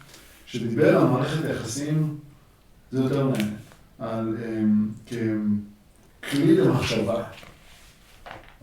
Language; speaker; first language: Hebrew; native; Hebrew